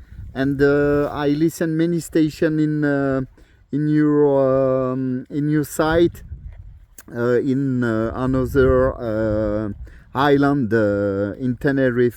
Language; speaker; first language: English; non-native, learner; French